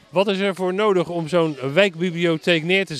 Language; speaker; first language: Dutch; native; Dutch